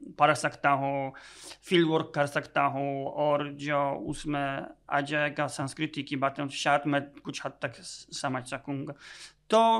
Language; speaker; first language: Hindi; non-native, fluent; Polish